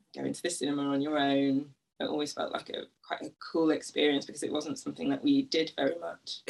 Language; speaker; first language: English; native; English